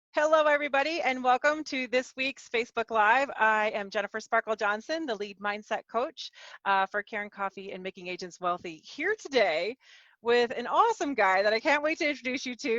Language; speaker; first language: English; native; English